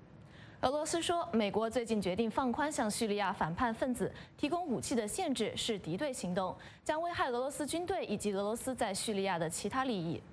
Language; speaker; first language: Chinese; native; Chinese